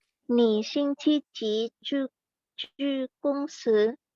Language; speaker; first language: Chinese; non-native, learner; Indonesian